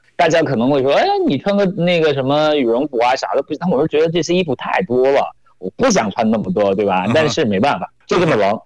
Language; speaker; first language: Chinese; non-native, fluent; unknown